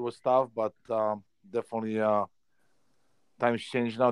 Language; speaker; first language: English; non-native, fluent; Polish